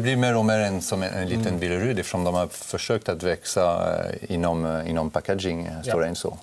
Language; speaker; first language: Swedish; non-native, fluent; French